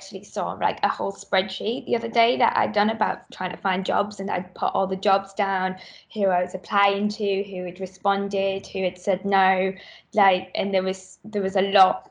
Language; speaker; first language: English; native; English